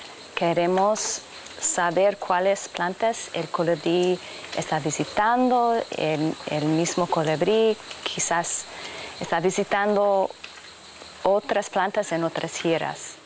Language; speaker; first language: Spanish; non-native, fluent; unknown